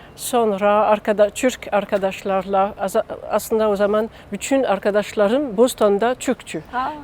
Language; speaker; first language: Turkish; non-native, learner; French